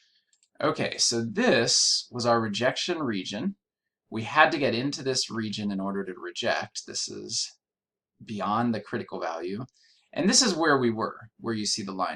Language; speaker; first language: English; native; English